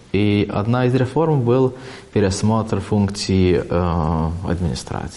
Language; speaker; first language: Russian; non-native, fluent; Lithuanian